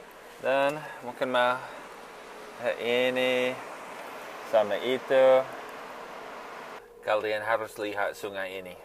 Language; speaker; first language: Indonesian; non-native, fluent; English